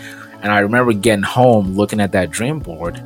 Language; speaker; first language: English; non-native, local second language; Yoruba